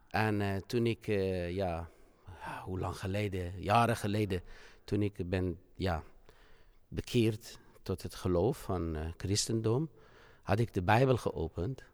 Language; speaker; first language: Dutch; non-native, fluent; Persian